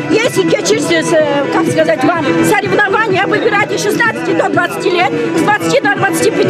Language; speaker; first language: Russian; non-native, local second language; Azerbaijani